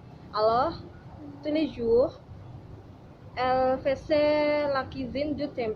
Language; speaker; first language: French; non-native, learner; Indonesian